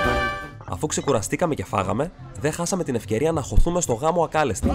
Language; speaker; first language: Greek; native; Greek